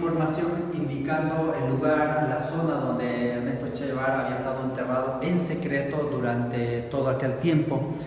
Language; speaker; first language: Spanish; native; Spanish